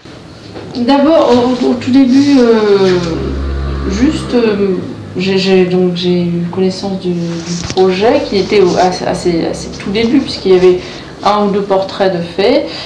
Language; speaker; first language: French; native; French